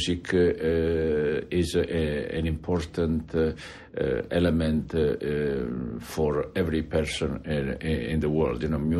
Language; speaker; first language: English; non-native, fluent; Italian